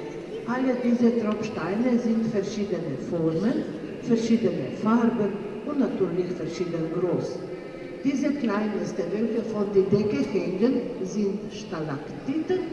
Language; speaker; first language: German; non-native, fluent; Slovenian